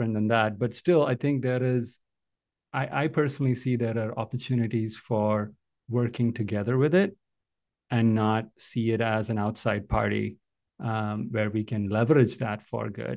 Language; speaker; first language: English; non-native, local second language; Malayalam